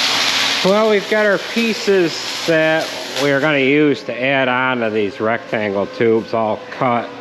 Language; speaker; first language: English; native; English